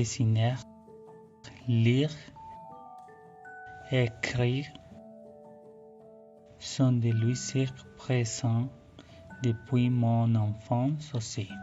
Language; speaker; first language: French; non-native, fluent; Spanish